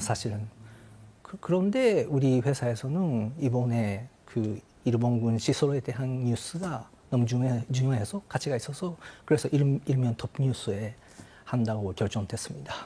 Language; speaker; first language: Korean; non-native, fluent; Japanese